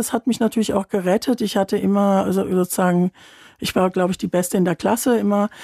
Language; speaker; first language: German; early bilingual, other home language; Turkish